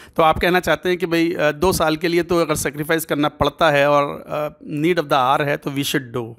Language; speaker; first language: Hindi; native; Hindi